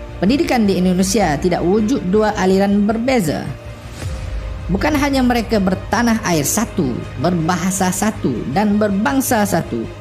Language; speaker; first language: Malay; native; Malay